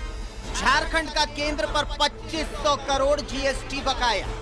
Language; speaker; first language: Hindi; native; Hindi